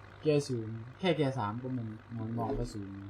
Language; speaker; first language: Thai; native; Thai